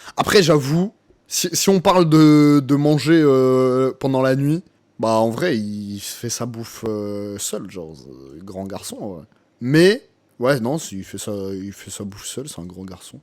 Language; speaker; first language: French; native; French